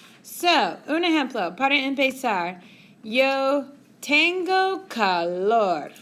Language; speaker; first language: Spanish; non-native, fluent; English